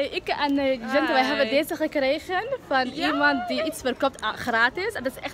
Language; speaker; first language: Dutch; non-native, learner; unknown